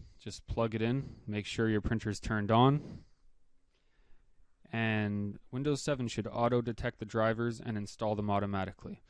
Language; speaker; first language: English; native; English